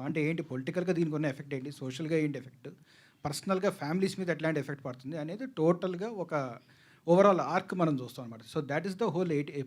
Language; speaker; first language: Telugu; native; Telugu